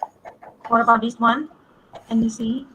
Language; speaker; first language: English; non-native, fluent; Thai